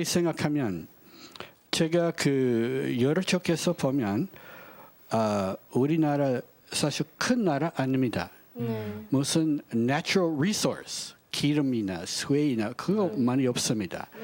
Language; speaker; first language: Korean; non-native, fluent; English